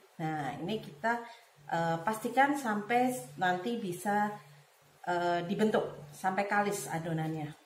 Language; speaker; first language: Indonesian; native; Indonesian